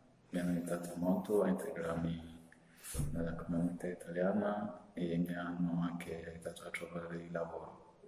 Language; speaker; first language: Italian; non-native, learner; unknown